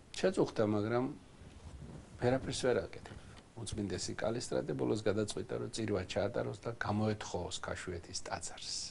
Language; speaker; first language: Georgian; native; Georgian